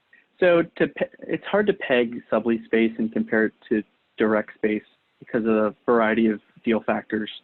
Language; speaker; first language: English; native; English